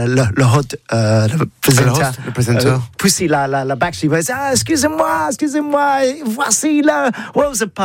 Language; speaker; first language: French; non-native, learner; English